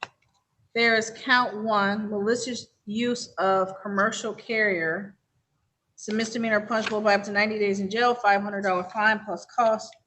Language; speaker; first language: English; native; English